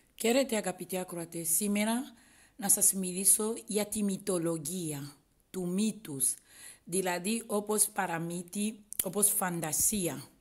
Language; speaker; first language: Greek; non-native, learner; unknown